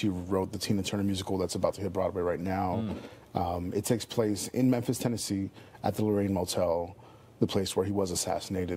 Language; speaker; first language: English; native; English